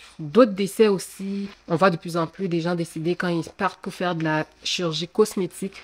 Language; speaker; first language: French; early bilingual, other home language; Haitian Creole